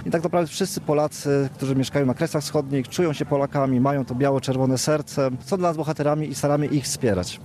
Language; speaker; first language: Polish; native; Polish